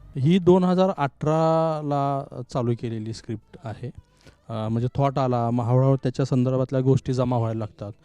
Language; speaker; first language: Marathi; native; Marathi